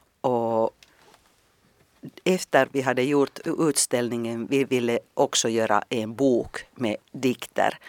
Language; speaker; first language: Swedish; non-native, fluent; Finnish